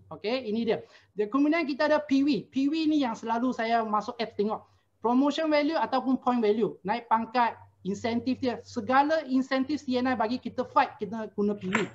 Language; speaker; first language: Malay; non-native, local second language; Chinese